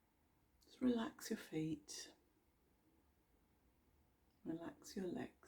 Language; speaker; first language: English; native; English